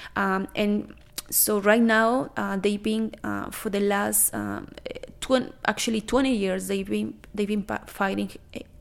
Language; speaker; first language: English; non-native, fluent; Spanish